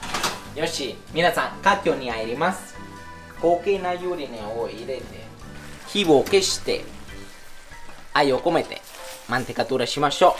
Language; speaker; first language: Japanese; non-native, fluent; Italian